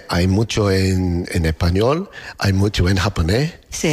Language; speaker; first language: Spanish; non-native, learner; English